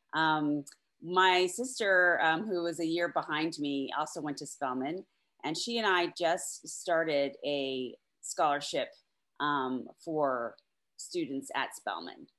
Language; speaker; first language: English; native; English